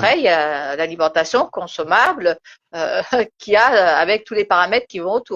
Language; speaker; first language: French; native; French